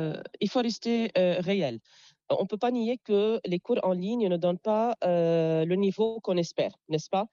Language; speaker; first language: French; non-native, local second language; Arabic